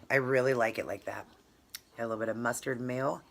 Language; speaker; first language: English; native; English